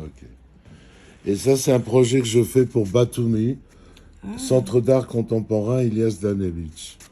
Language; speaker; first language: French; non-native, fluent; Georgian